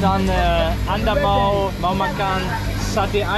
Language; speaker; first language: Indonesian; non-native, learner; German